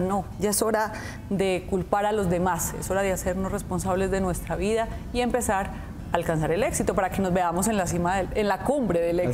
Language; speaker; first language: Spanish; native; Spanish